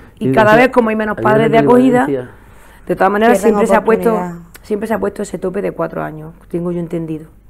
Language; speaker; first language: Spanish; native; Spanish